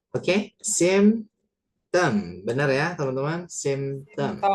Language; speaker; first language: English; non-native, fluent; Indonesian